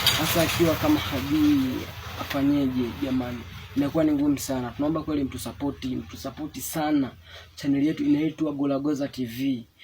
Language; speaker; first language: Swahili; native; Swahili